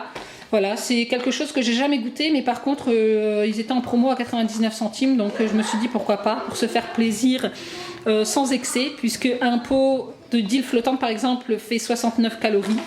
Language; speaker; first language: French; native; French